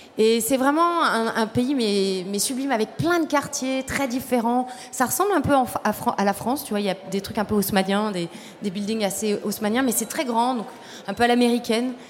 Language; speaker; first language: French; early bilingual, other home language; Spanish